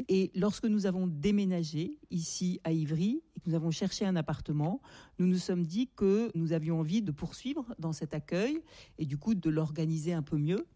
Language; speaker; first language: French; native; French